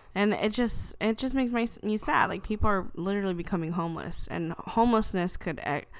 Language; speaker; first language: English; early bilingual, other home language; Filipino